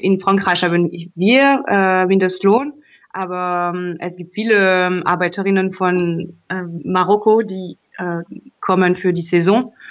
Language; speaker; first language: German; non-native, learner; French